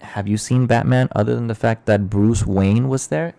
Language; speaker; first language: English; non-native, local second language; Spanish